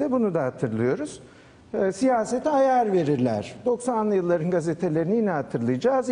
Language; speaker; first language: Turkish; native; Turkish